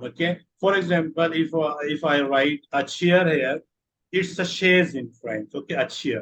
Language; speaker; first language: English; non-native, local second language; Urdu